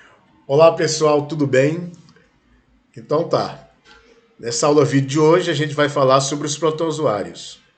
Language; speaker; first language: Portuguese; native; Portuguese